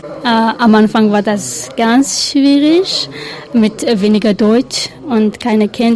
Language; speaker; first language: German; non-native, learner; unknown